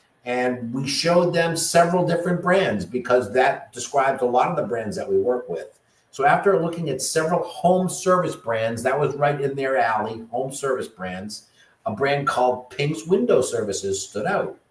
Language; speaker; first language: English; native; English